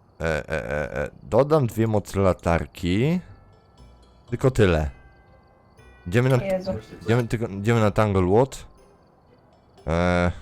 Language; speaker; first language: Polish; native; Polish